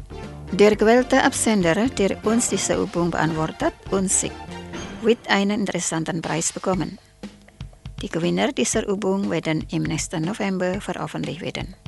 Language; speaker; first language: German; non-native, fluent; Indonesian